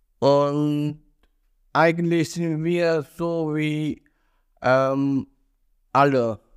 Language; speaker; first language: German; non-native, learner; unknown